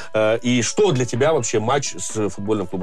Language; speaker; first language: Russian; native; Russian